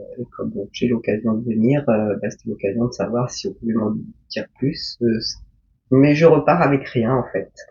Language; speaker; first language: French; early bilingual, other home language; Korean